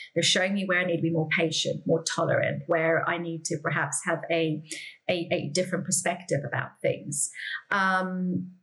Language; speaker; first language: English; native; English